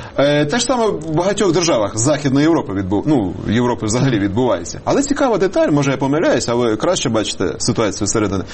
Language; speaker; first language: Ukrainian; native; Ukrainian